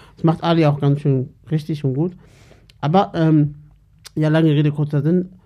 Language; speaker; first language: German; early bilingual, other home language; Turkish